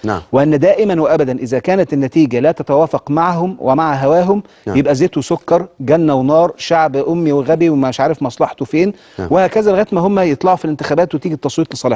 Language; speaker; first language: Arabic; native; Arabic